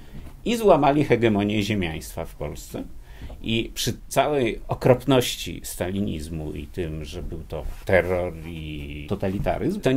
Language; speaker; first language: Polish; native; Polish